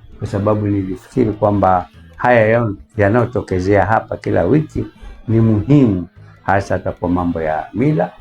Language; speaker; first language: Swahili; non-native, local second language; Giryama